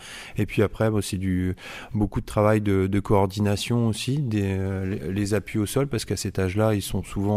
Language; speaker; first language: French; native; French